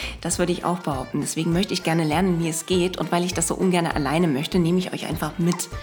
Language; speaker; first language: German; native; German